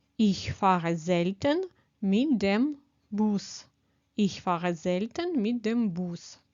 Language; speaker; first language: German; non-native, fluent; Ukrainian